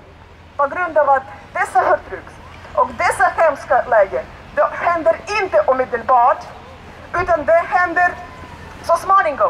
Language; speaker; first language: Swedish; non-native, learner; Russian